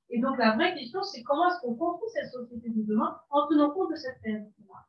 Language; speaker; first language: French; non-native, local second language; Arabic